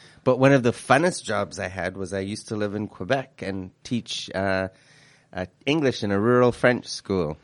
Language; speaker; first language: English; early bilingual, other home language; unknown